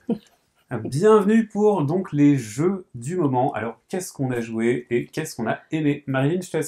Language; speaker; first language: French; native; French